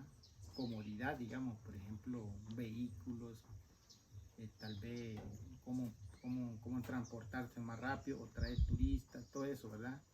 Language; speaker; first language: Spanish; non-native, local second language; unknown